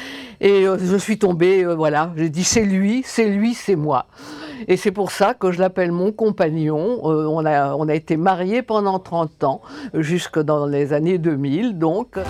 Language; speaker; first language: French; native; French